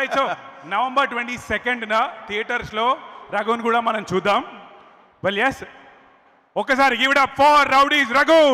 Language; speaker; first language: Telugu; native; Telugu